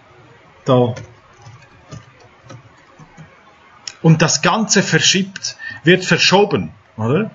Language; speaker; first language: German; non-native, fluent; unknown